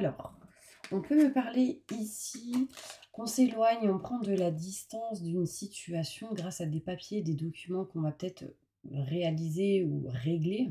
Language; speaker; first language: French; native; French